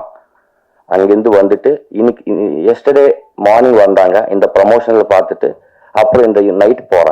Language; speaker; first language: Tamil; non-native, learner; Telugu